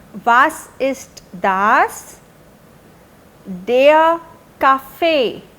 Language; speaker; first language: German; non-native, fluent; Hindi